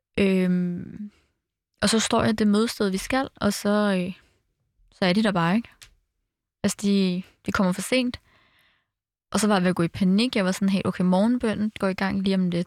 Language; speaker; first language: Danish; early bilingual, other home language; Arabic